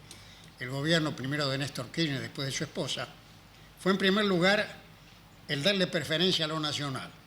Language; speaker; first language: Spanish; native; Spanish